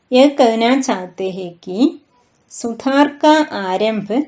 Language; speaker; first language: Hindi; non-native, local second language; Malayalam